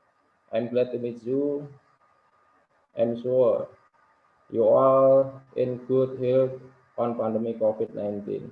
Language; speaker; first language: English; non-native, local second language; Indonesian